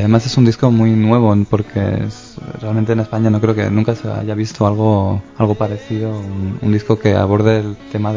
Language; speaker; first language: Spanish; native; Spanish